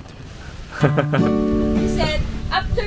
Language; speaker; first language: English; non-native, learner; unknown